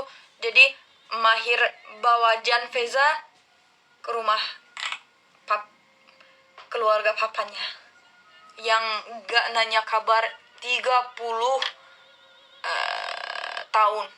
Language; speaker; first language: Indonesian; non-native, learner; Turkish